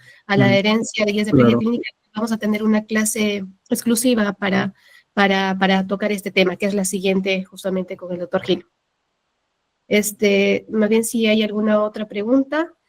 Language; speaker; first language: Spanish; native; Spanish